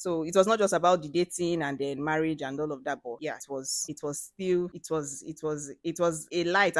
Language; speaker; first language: English; non-native, local second language; Ibibio